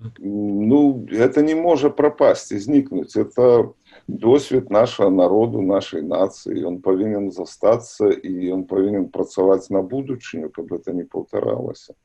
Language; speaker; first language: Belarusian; native; Belarusian